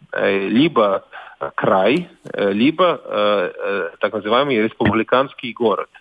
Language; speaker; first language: Russian; non-native, local second language; Latvian